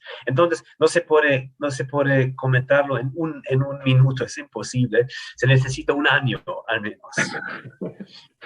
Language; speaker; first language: Spanish; non-native, fluent; German